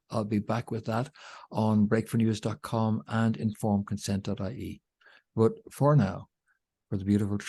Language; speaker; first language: English; native; English